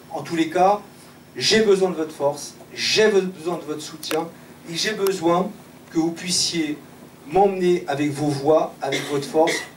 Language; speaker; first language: French; native; French